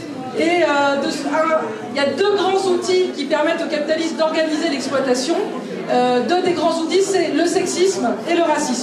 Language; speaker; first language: French; native; French